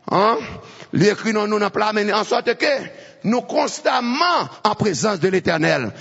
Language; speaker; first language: French; non-native, local second language; Haitian Creole